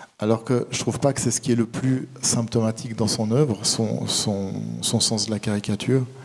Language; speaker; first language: French; native; French